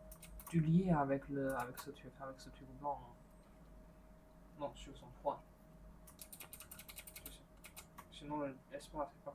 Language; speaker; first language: French; non-native, learner; Chinese